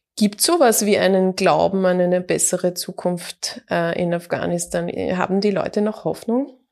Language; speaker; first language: German; native; German